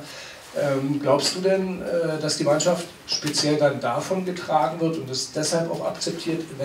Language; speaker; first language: German; native; German